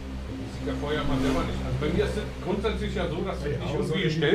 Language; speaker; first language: German; native; German